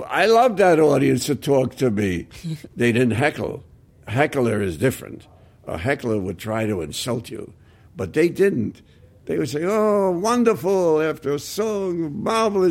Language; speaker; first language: English; native; English